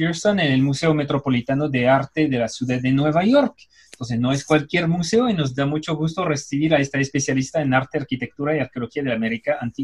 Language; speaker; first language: Spanish; native; Spanish